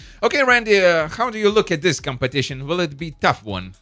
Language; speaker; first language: English; non-native, fluent; Lithuanian